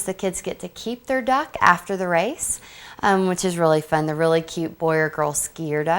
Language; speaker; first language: English; native; English